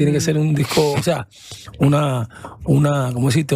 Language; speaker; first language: Spanish; native; Spanish